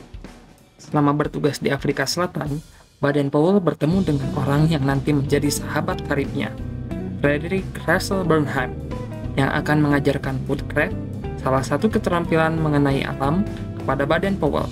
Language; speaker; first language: Indonesian; native; Indonesian